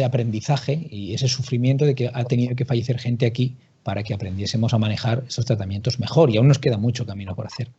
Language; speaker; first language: Spanish; native; Spanish